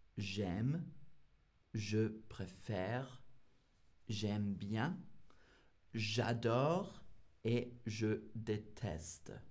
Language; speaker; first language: French; non-native, learner; English